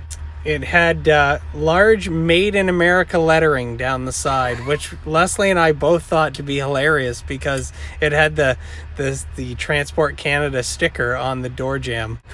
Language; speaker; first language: English; native; English